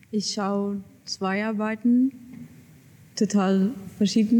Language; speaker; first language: German; non-native, learner; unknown